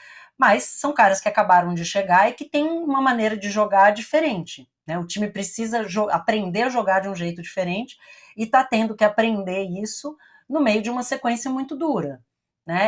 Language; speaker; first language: Portuguese; native; Portuguese